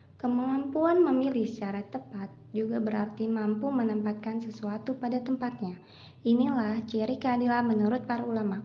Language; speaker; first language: Indonesian; native; Indonesian